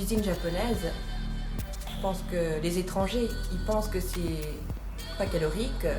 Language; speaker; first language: French; non-native, fluent; Japanese